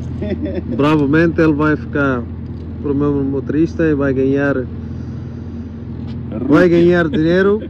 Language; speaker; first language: Portuguese; non-native, learner; Punjabi